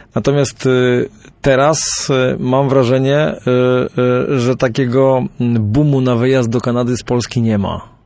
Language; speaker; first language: Polish; native; Polish